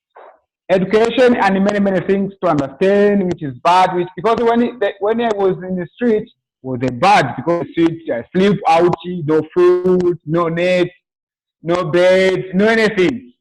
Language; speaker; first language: English; non-native, local second language; Swahili